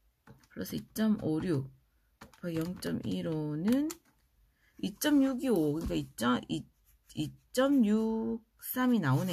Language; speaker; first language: Korean; native; Korean